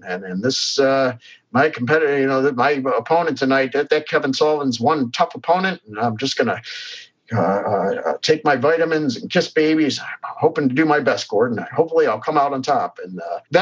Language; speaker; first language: English; native; English